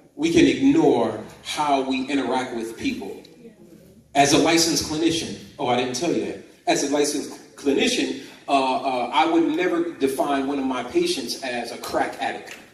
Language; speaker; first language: English; native; English